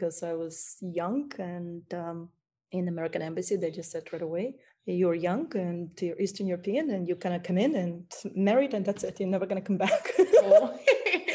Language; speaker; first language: English; non-native, fluent; Ukrainian